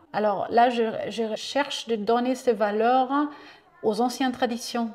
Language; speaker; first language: French; non-native, fluent; German